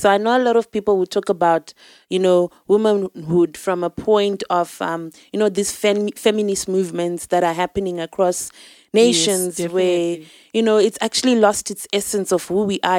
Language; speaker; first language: English; non-native, local second language; Shona